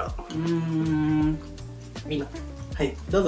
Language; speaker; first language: Japanese; non-native, fluent; Filipino